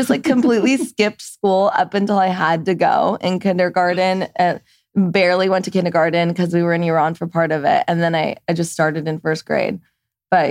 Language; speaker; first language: English; early bilingual, other home language; Persian